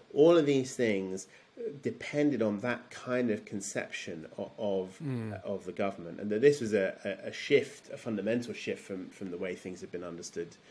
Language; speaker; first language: English; native; English